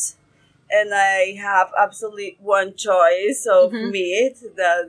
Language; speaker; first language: English; non-native, learner; Spanish